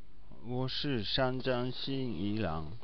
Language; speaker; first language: Chinese; non-native, learner; Japanese